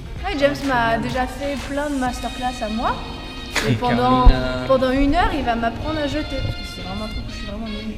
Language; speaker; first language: French; native; French